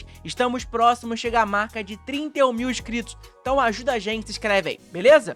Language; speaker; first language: Portuguese; native; Portuguese